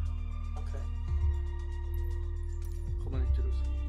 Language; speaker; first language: German; native; German